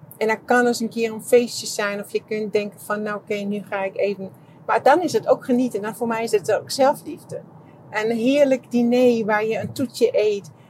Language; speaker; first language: Dutch; non-native, fluent; Czech